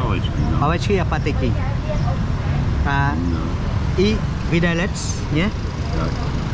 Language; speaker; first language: Polish; non-native, learner; Khmer